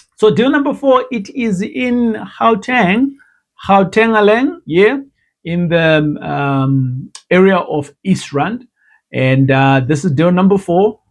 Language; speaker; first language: English; non-native, local second language; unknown